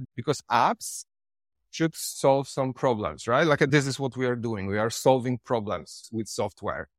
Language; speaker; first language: English; non-native, fluent; Polish